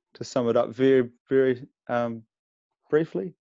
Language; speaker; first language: English; native; English